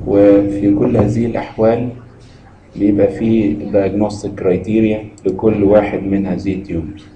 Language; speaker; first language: Arabic; native; Arabic